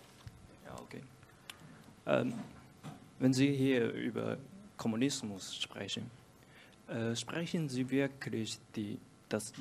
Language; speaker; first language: German; non-native, learner; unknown